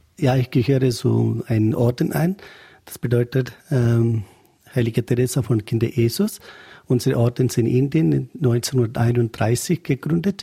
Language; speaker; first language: German; non-native, learner; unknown